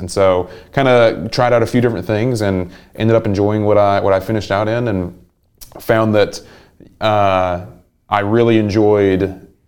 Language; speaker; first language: English; native; English